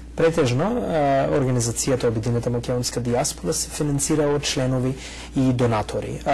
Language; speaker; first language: Macedonian; early bilingual, heritage; Macedonian